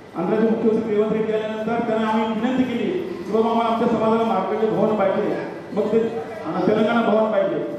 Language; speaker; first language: Marathi; non-native, local second language; Telugu